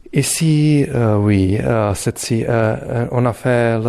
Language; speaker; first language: French; non-native, fluent; Czech